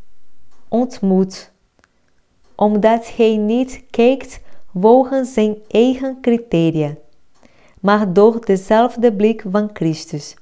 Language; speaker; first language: Dutch; non-native, fluent; Portuguese